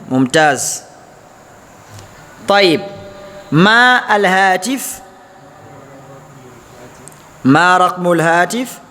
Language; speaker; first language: Arabic; non-native, fluent; Fula